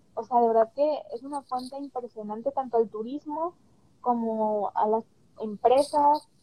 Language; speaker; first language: Spanish; native; Spanish